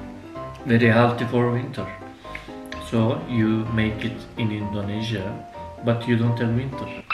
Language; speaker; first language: English; non-native, learner; Turkish